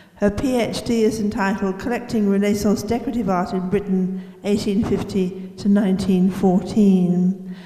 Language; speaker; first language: English; native; English